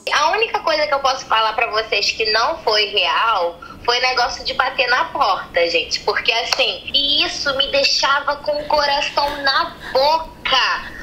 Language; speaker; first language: Portuguese; native; Portuguese